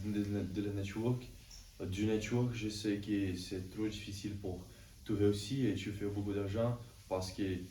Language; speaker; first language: French; non-native, learner; Portuguese